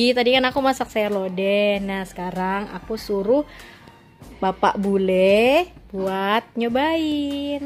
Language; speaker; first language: Indonesian; native; Indonesian